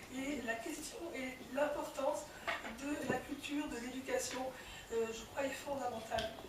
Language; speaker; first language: French; early bilingual, other home language; Kabyle